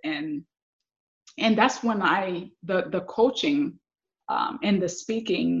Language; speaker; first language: English; non-native, fluent; Haitian Creole